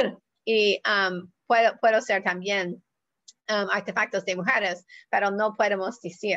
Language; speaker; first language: Spanish; non-native, learner; English